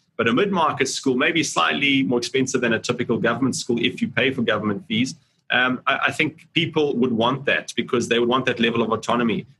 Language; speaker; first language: English; native; English